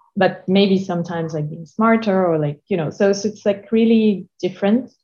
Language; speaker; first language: English; non-native, fluent; Russian